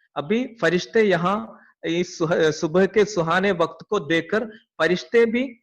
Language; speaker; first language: Hindi; non-native, local second language; Malayalam